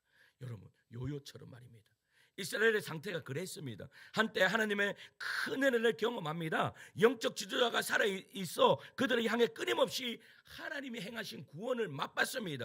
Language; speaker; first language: Korean; native; Korean